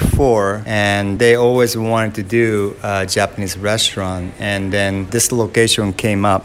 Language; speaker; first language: English; non-native, fluent; Japanese